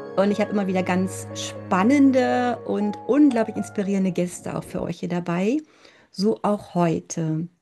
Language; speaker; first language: German; native; German